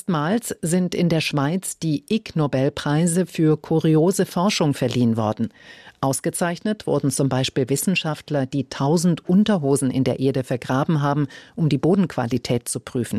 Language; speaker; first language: German; native; German